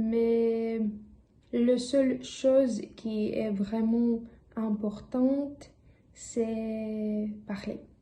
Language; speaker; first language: French; non-native, learner; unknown